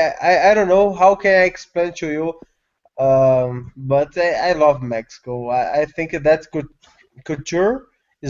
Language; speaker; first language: English; non-native, learner; Portuguese